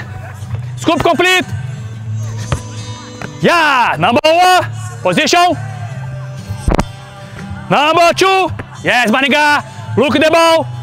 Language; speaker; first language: English; non-native, learner; Portuguese